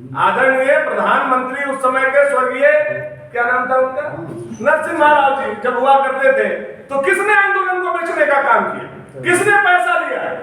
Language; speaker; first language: Hindi; native; Hindi